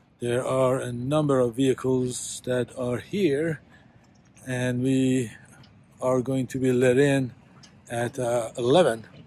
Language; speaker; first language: English; native; English